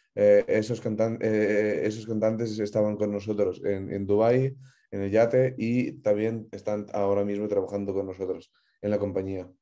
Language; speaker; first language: Spanish; non-native, fluent; Ukrainian